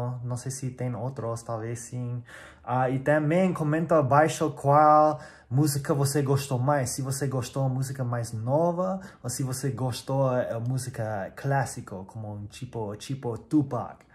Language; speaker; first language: Portuguese; non-native, learner; English